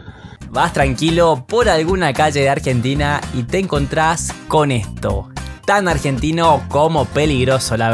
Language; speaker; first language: Spanish; native; Spanish